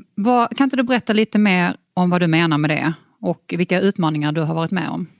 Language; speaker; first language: Swedish; native; Swedish